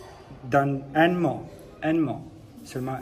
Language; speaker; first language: French; non-native, learner; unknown